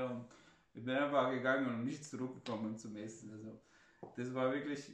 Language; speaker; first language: German; non-native, fluent; Arabic